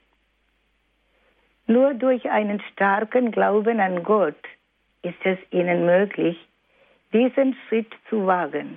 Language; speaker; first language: German; non-native, fluent; Malayalam